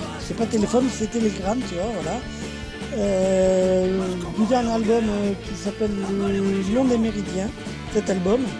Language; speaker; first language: French; native; French